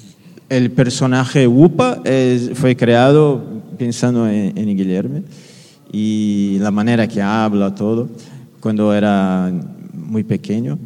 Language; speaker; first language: Spanish; non-native, fluent; Portuguese